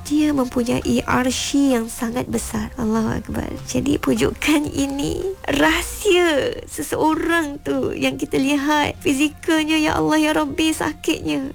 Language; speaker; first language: Malay; native; Malay